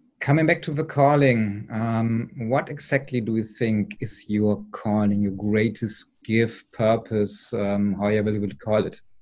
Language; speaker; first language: English; non-native, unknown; German